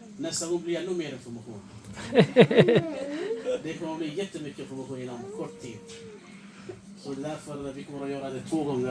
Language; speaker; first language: Swedish; non-native, fluent; Urdu